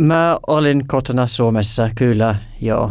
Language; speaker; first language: Finnish; non-native, learner; English